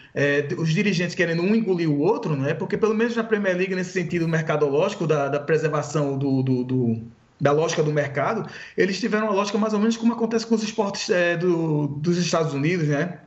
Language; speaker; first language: Portuguese; native; Portuguese